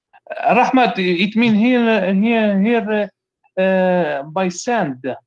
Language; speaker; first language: English; non-native, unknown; Arabic